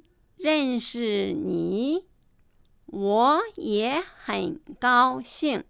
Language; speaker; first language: Chinese; non-native, fluent; Japanese